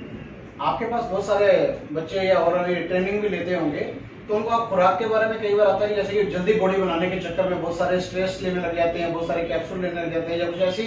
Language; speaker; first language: Hindi; native; Hindi